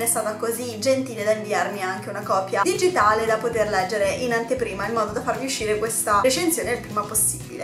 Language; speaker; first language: Italian; native; Italian